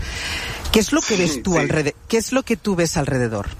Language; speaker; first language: Spanish; native; Spanish